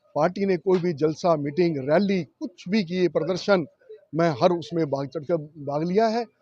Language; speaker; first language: Hindi; native; Hindi